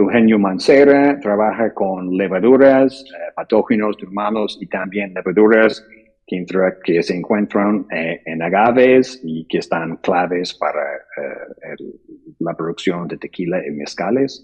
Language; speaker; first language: Spanish; non-native, fluent; English